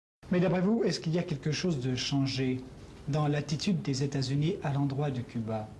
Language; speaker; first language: French; native; French